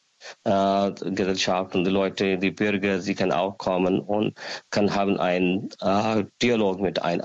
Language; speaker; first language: German; non-native, learner; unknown